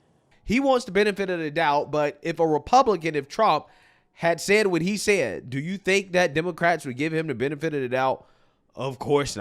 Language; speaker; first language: English; native; English